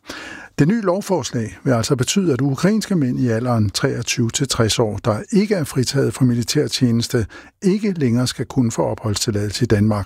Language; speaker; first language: Danish; native; Danish